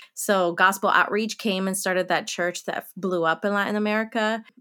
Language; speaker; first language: English; early bilingual, other home language; Spanish